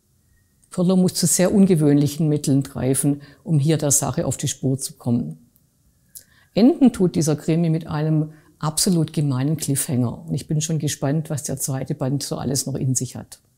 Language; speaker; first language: German; native; German